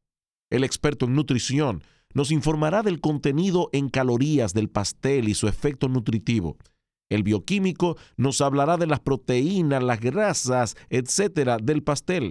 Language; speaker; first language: Spanish; native; Spanish